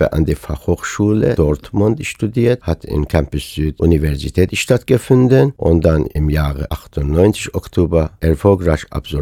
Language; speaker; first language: German; non-native, fluent; Persian